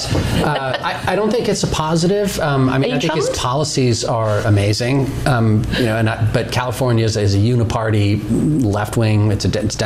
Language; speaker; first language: English; native; English